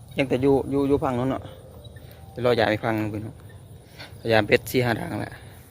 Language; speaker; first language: Thai; native; Thai